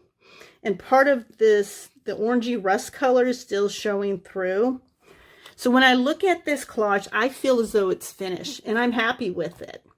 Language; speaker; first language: English; native; English